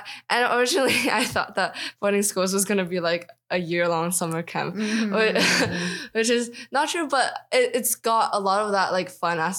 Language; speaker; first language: English; non-native, local second language; Cantonese